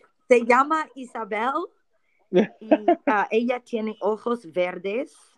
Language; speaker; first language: Spanish; non-native, fluent; English